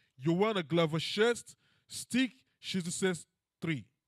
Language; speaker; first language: Russian; non-native, learner; English